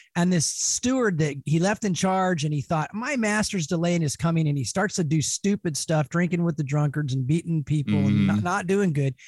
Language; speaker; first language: English; native; English